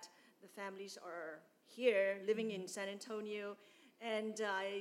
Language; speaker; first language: English; non-native, fluent; Burmese